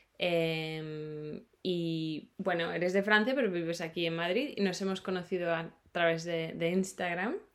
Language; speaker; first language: Spanish; non-native, fluent; English